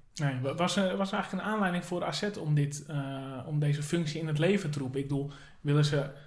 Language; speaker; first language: Dutch; native; Dutch